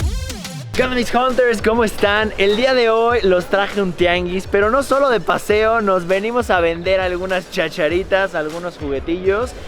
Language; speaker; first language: Spanish; native; Spanish